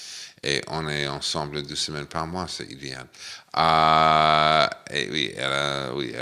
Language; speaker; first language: French; non-native, fluent; English